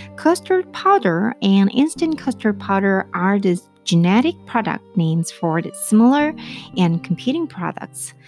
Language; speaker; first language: English; non-native, fluent; Korean